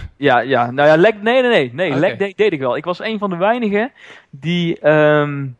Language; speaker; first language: Dutch; native; Dutch